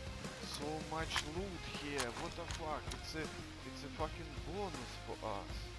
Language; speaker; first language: English; non-native, learner; Russian